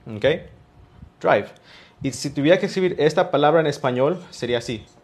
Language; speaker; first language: Spanish; early bilingual, heritage; Spanish